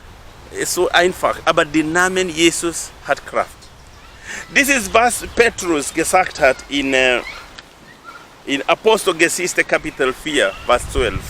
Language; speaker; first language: German; non-native, learner; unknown